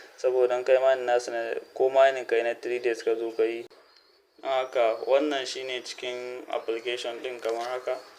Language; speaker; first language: Hausa; native; Hausa